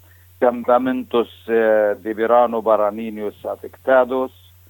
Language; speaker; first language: Spanish; non-native, fluent; Arabic